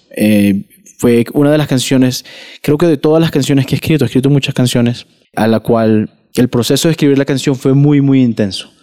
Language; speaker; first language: Spanish; native; Spanish